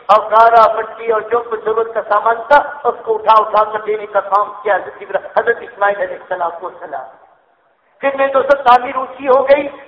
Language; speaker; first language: Urdu; native; Urdu